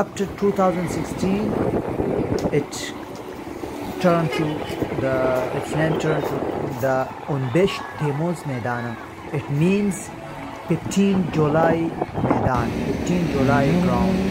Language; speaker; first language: English; non-native, fluent; Pashto